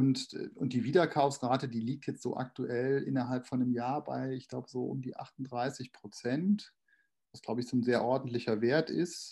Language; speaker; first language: German; native; German